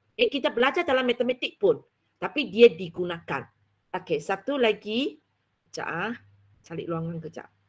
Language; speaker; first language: Malay; non-native, local second language; Chinese